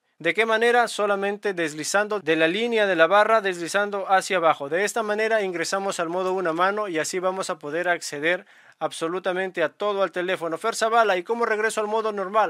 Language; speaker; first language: Spanish; native; Spanish